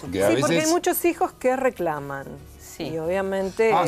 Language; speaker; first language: Spanish; native; Spanish